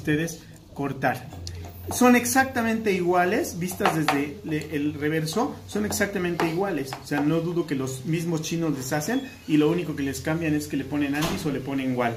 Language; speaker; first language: Spanish; native; Spanish